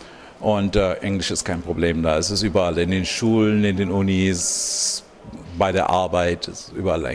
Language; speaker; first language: German; non-native, fluent; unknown